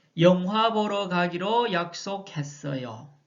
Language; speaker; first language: Korean; non-native, fluent; Chinese